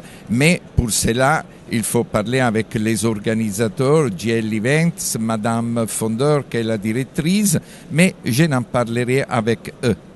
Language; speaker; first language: French; non-native, fluent; Italian